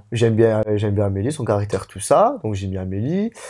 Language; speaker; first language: French; native; French